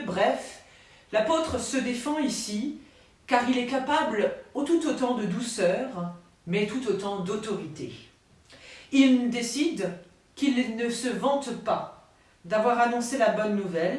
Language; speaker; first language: French; native; French